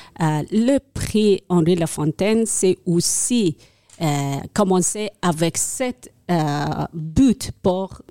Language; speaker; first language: French; non-native, learner; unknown